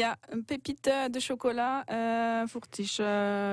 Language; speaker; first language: German; non-native, local second language; French